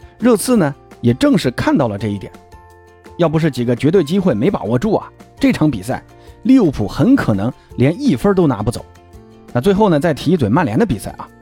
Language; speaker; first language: Chinese; native; Chinese